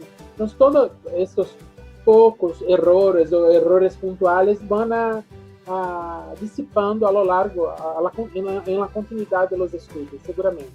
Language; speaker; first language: Spanish; non-native, fluent; Portuguese